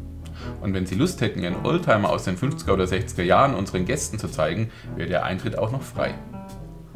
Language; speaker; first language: German; native; German